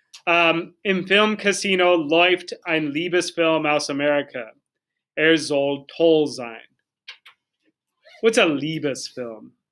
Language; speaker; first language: German; non-native, fluent; English